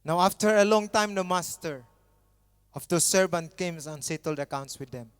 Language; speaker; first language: English; non-native, local second language; Filipino